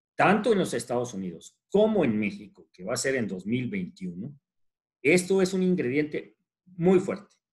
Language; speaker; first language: Spanish; native; Spanish